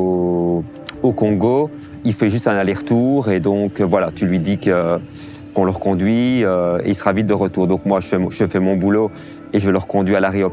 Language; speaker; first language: French; native; French